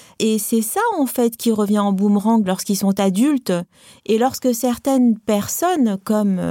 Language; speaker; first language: French; non-native, local second language; Arabic